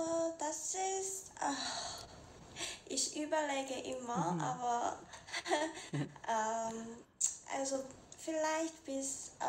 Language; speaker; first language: German; non-native, learner; Korean